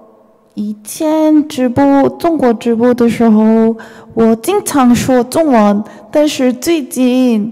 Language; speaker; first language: Chinese; non-native, learner; Korean